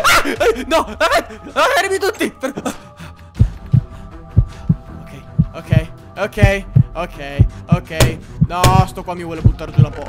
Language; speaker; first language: Italian; native; Italian